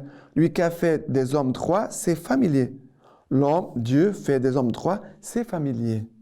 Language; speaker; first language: French; non-native, fluent; Portuguese